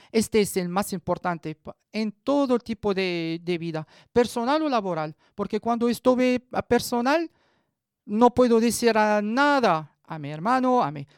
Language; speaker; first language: Spanish; non-native, learner; Arabic